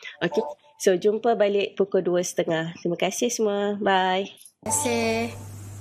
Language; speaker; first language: Malay; native; Malay